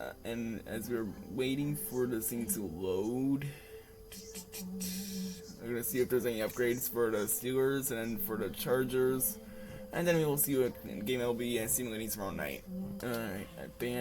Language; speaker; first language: English; native; English